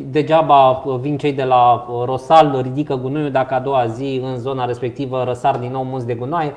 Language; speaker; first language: Romanian; native; Romanian